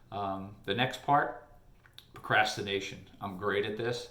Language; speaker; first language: English; native; English